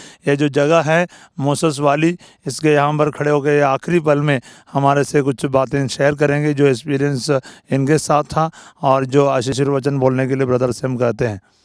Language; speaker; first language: Hindi; native; Hindi